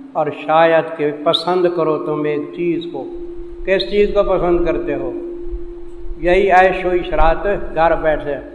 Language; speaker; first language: Urdu; non-native, local second language; Saraiki